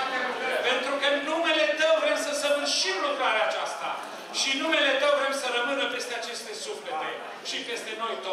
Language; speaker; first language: Romanian; native; Romanian